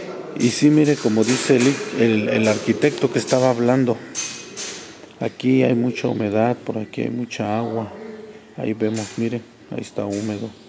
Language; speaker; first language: Spanish; native; Spanish